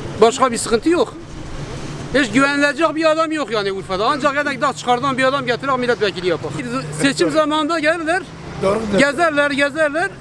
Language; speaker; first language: Turkish; native; Turkish